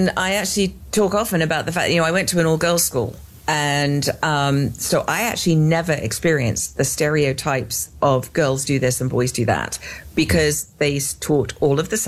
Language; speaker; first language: English; native; English